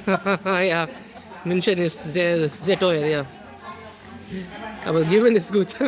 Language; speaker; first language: German; non-native, learner; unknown